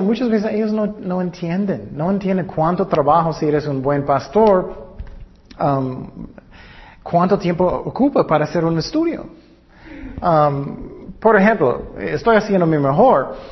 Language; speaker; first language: Spanish; non-native, learner; English